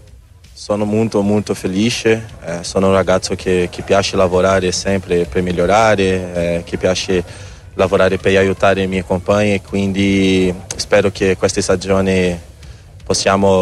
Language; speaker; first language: Italian; non-native, learner; Portuguese